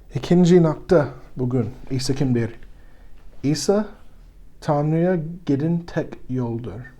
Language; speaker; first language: Turkish; non-native, learner; English